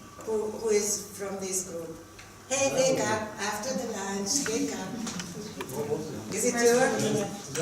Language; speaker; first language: English; non-native, fluent; Hungarian